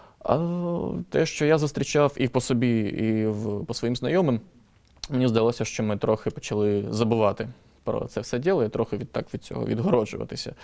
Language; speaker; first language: Ukrainian; native; Ukrainian